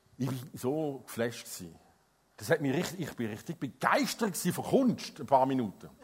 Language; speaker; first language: German; non-native, fluent; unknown